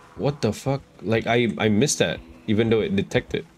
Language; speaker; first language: English; non-native, local second language; Malay